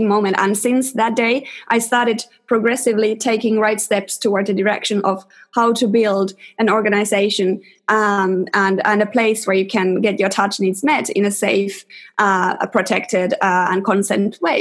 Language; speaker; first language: English; non-native, fluent; Finnish